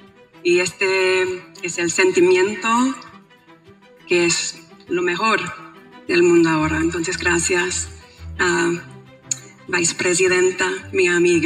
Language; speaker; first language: Spanish; non-native, learner; English